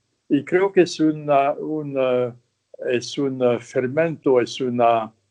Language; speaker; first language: Spanish; non-native, fluent; French